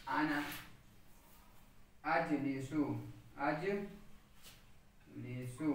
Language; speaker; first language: Arabic; non-native, fluent; Urdu